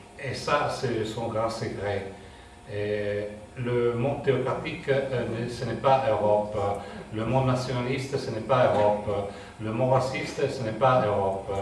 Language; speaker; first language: French; non-native, fluent; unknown